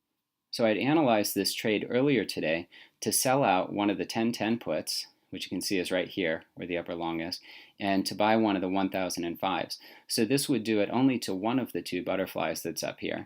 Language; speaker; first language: English; native; English